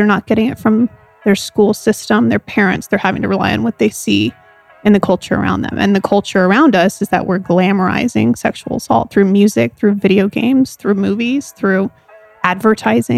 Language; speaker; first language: English; native; English